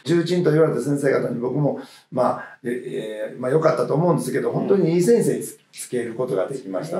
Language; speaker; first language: Japanese; native; Japanese